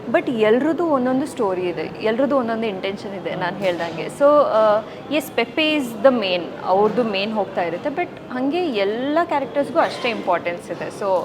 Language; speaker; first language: Kannada; non-native, learner; Hindi